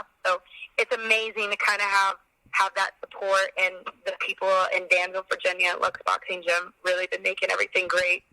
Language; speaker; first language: English; native; English